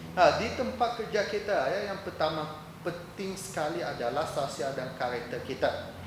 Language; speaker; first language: Malay; non-native, local second language; Chinese